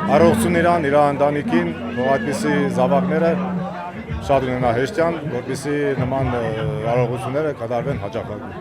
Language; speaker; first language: Armenian; native; Armenian